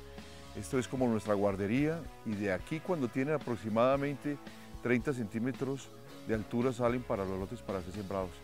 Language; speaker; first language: Spanish; native; Spanish